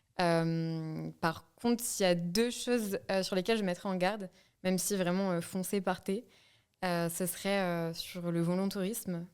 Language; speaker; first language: French; native; French